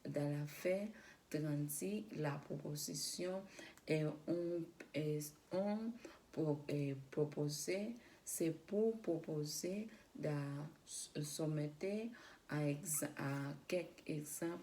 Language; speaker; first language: French; non-native, learner; Spanish